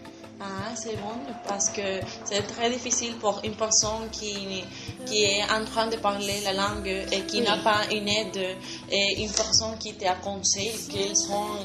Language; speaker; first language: French; non-native, learner; Spanish